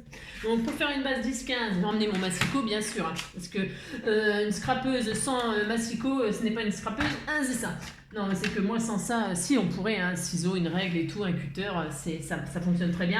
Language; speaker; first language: French; native; French